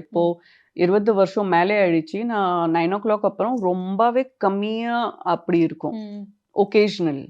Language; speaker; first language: Tamil; non-native, fluent; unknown